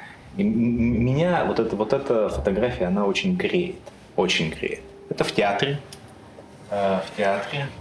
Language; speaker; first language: Russian; native; Russian